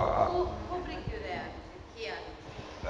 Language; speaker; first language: English; non-native, local second language; Greek